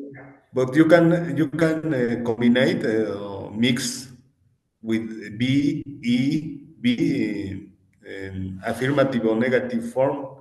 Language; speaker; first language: English; non-native, learner; Spanish